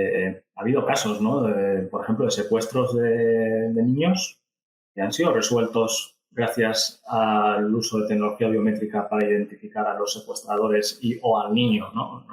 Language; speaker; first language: Spanish; native; Spanish